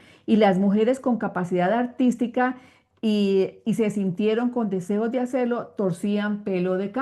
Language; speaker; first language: Spanish; native; Spanish